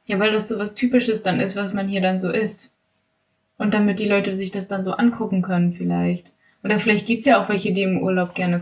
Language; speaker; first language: German; native; German